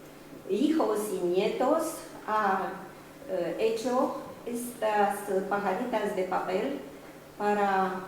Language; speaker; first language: Spanish; non-native, fluent; Romanian